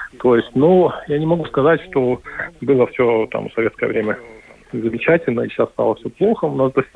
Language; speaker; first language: Russian; non-native, local second language; Latvian